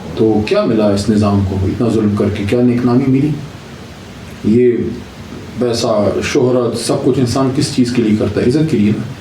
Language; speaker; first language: Urdu; non-native, local second language; Pashto